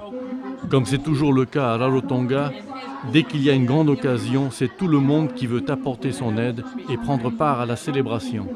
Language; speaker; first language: French; native; French